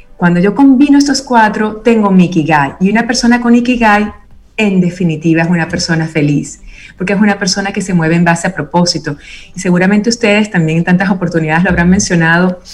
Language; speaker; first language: Spanish; native; Spanish